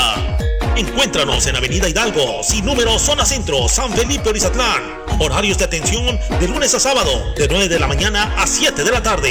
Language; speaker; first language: Spanish; native; Spanish